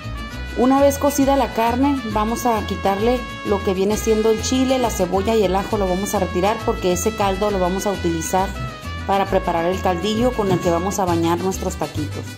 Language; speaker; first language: Spanish; native; Spanish